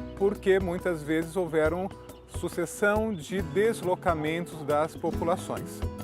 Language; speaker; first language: Portuguese; native; Portuguese